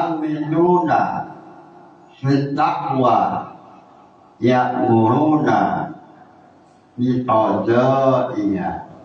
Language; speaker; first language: Arabic; non-native, fluent; Indonesian